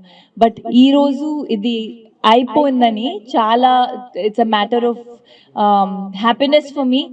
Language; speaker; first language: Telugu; non-native, learner; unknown